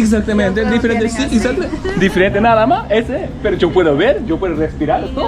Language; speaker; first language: Spanish; non-native, learner; Chinese